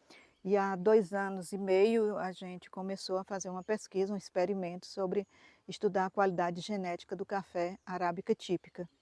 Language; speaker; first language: Portuguese; native; Portuguese